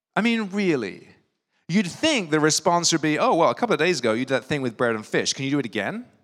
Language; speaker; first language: English; native; English